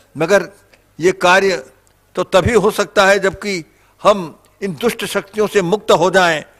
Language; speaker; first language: Hindi; native; Hindi